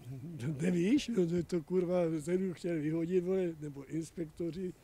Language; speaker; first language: Czech; native; Czech